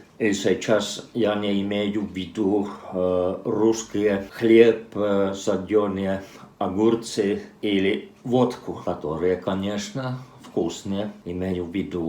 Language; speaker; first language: Russian; non-native, fluent; Finnish